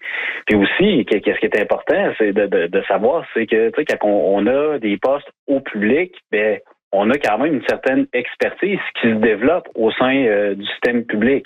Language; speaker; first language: French; native; French